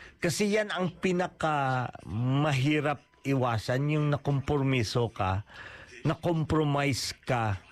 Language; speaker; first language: Filipino; native; Filipino